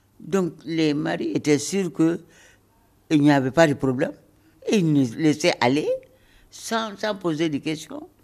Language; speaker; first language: French; non-native, local second language; Bambara